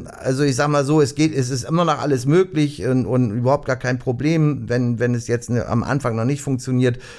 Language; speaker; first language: German; native; German